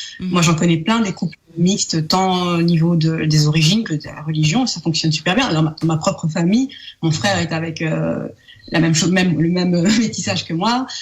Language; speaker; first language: French; native; French